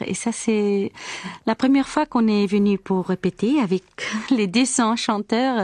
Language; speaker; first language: French; non-native, fluent; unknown